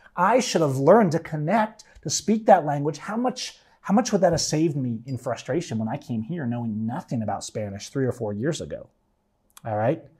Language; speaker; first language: English; native; English